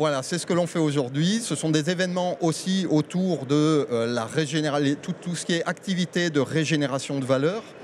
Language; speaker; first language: French; native; French